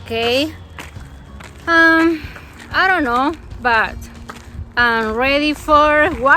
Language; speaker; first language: English; non-native, learner; Spanish